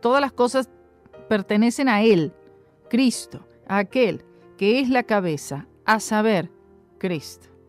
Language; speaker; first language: Spanish; native; Spanish